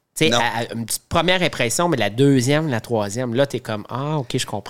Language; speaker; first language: French; native; French